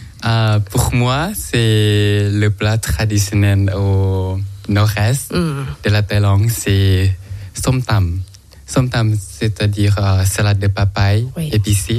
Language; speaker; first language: French; non-native, learner; Thai